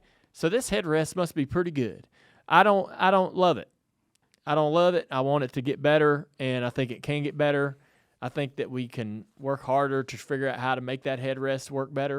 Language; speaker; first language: English; native; English